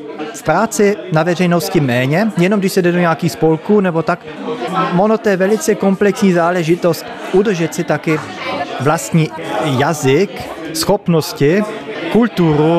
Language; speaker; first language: Czech; early bilingual, heritage; Czech